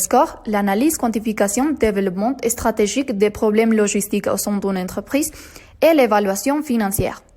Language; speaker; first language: French; non-native, learner; Spanish